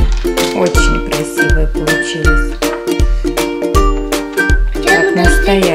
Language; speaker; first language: Russian; native; Russian